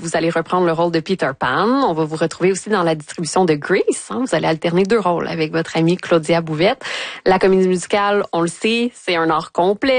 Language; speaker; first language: French; native; French